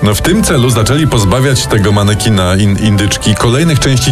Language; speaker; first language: Polish; native; Polish